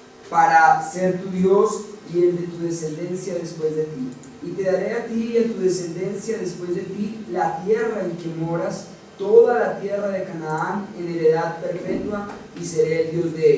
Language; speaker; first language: Spanish; native; Spanish